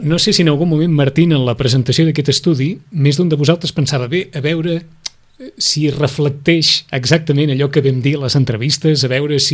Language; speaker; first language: Catalan; native; Catalan